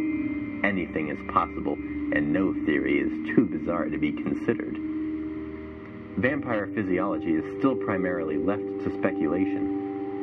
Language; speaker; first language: English; native; English